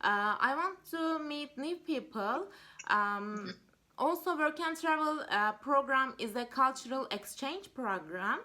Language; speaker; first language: English; non-native, learner; Turkish